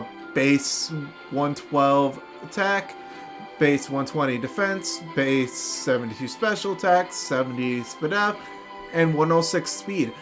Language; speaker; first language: English; native; English